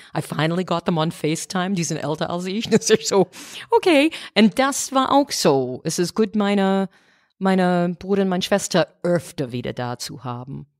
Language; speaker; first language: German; non-native, fluent; English